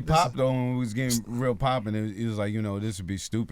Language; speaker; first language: English; native; English